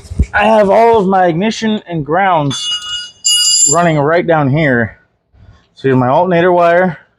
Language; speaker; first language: English; native; English